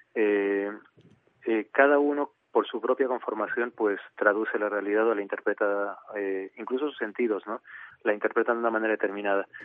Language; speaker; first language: Spanish; native; Spanish